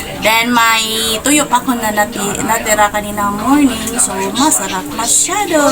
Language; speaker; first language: Filipino; non-native, local second language; Cebuano